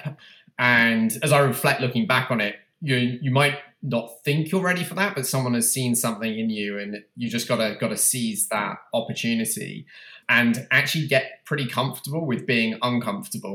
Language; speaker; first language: English; native; English